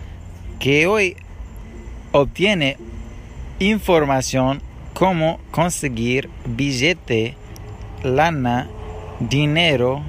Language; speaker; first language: Spanish; non-native, learner; English